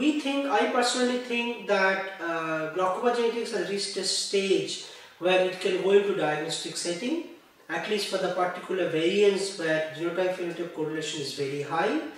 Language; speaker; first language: English; non-native, local second language; Bangla